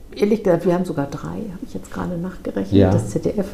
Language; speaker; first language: German; native; German